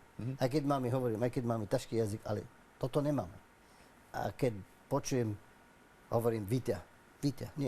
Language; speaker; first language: Slovak; non-native, learner; Arabic